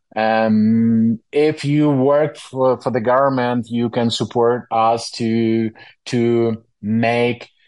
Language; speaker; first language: English; non-native, fluent; Ukrainian